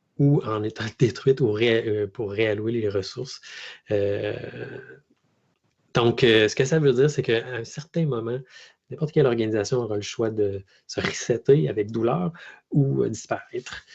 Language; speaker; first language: French; native; French